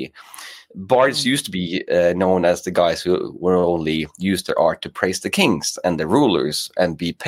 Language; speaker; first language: English; non-native, fluent; Norwegian